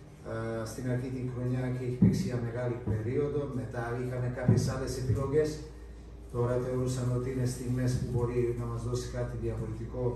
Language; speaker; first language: Greek; non-native, fluent; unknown